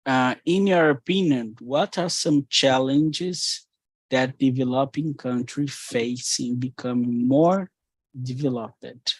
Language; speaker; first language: English; non-native, fluent; Portuguese